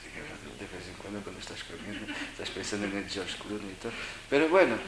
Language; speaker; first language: Spanish; non-native, fluent; Portuguese